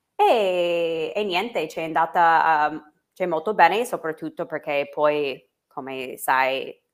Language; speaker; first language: Italian; non-native, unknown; English